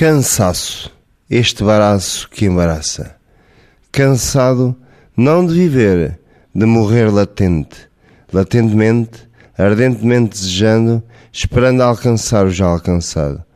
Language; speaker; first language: Portuguese; native; Portuguese